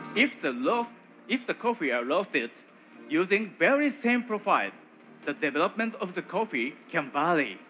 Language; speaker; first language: English; non-native, learner; Japanese